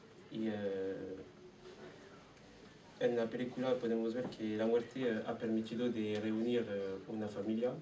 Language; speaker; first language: Spanish; non-native, learner; French